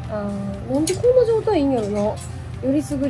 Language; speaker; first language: Japanese; native; Japanese